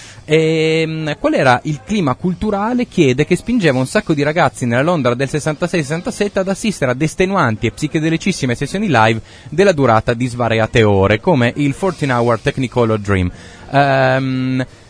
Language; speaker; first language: Italian; native; Italian